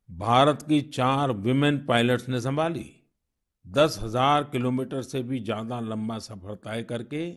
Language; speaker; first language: Hindi; non-native, local second language; Gujarati